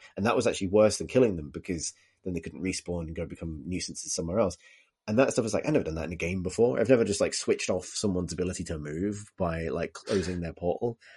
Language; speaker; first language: English; native; English